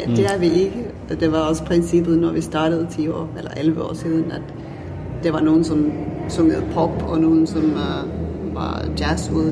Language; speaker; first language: Danish; non-native, fluent; Finnish